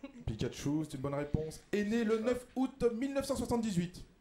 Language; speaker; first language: French; native; French